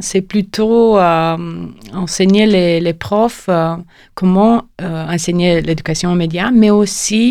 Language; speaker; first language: French; non-native, fluent; Romanian